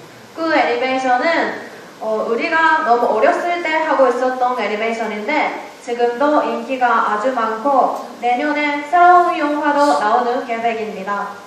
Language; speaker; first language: Korean; non-native, learner; Japanese